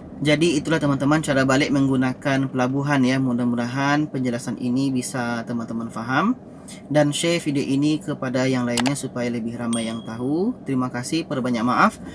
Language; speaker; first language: Malay; native; Malay